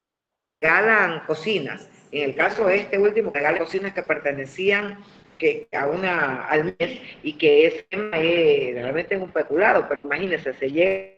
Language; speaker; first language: Spanish; native; Spanish